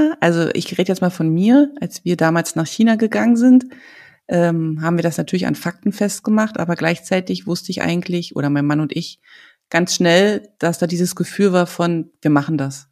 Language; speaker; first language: German; native; German